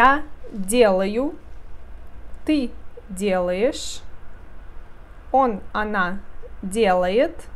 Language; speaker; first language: Russian; non-native, fluent; Portuguese